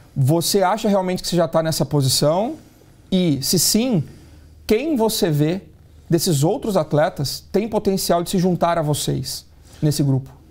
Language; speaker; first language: Portuguese; native; Portuguese